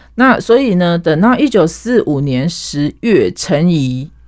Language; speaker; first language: Chinese; native; Chinese